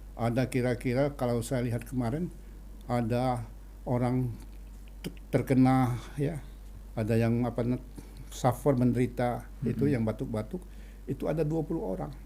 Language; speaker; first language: Indonesian; native; Indonesian